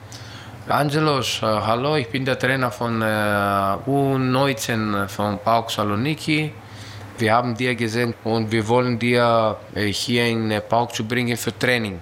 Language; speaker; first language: German; non-native, learner; Greek